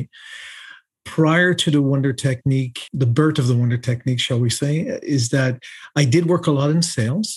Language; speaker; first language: English; native; English